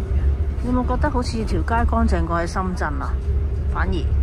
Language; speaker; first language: Chinese; native; Chinese